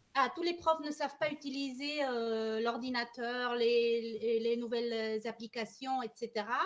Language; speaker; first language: French; non-native, fluent; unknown